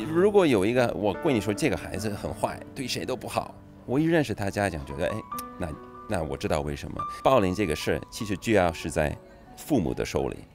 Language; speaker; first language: Chinese; non-native, fluent; English